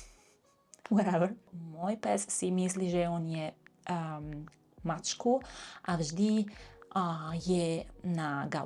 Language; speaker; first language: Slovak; non-native, learner; Italian